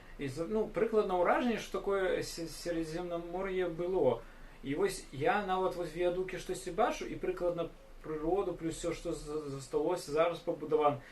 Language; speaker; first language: Belarusian; non-native, local second language; Russian